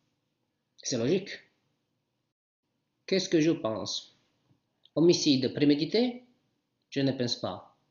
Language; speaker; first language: French; non-native, learner; Italian